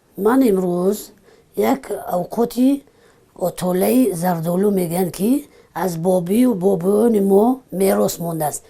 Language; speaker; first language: Tajik; non-native, local second language; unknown